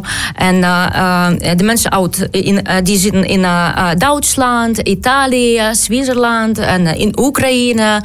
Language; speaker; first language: Dutch; non-native, learner; Ukrainian